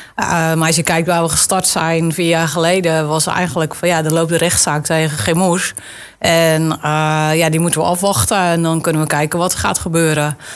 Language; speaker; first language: Dutch; native; Dutch